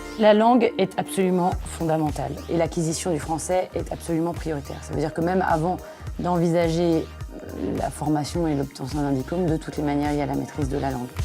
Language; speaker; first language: French; native; French